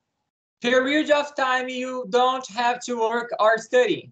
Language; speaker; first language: English; non-native, fluent; Portuguese